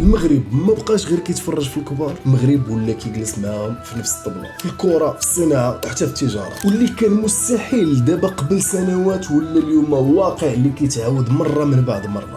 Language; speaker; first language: Arabic; native; Arabic